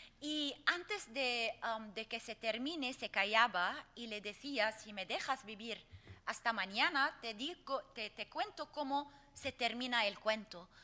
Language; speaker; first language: Spanish; non-native, fluent; Arabic